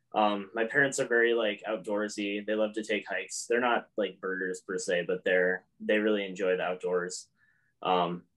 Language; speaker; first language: English; native; English